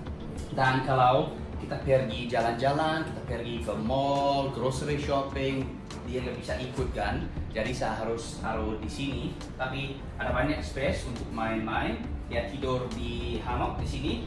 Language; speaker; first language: Indonesian; non-native, learner; English